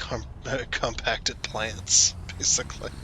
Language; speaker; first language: English; native; English